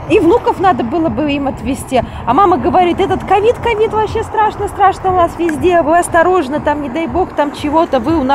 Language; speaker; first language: Russian; native; Russian